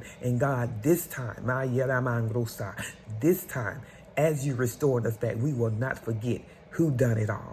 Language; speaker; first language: English; native; English